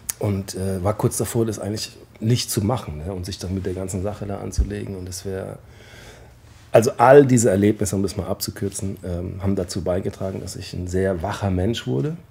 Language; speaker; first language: German; early bilingual, other home language; English